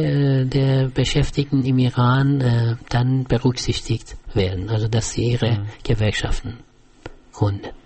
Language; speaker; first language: German; non-native, fluent; Persian